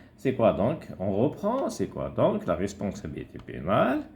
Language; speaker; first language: French; non-native, local second language; Arabic